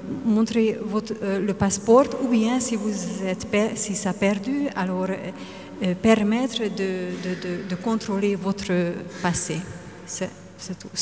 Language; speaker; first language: French; non-native, fluent; Hungarian